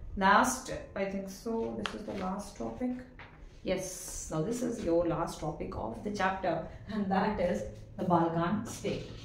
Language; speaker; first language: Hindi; non-native, local second language; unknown